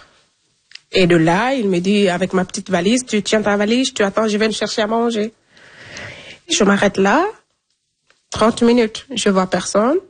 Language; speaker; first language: French; non-native, local second language; Fula